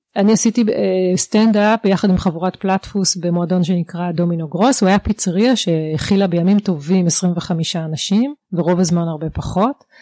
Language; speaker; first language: Hebrew; native; Hebrew